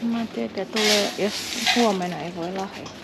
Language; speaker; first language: Finnish; non-native, learner; Indonesian